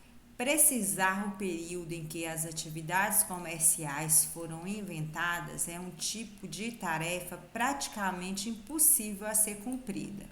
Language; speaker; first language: Portuguese; native; Portuguese